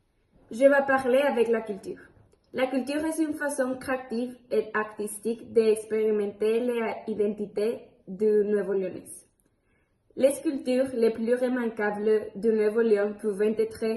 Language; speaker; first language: French; non-native, learner; Spanish